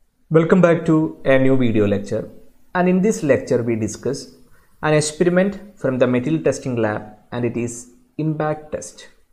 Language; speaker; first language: English; non-native, local second language; Malayalam